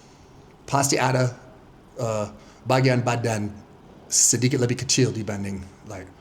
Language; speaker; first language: Indonesian; non-native, fluent; English